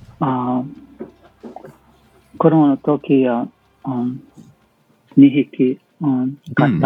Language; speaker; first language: Japanese; non-native, learner; English